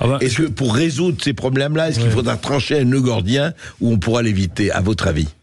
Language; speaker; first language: French; native; French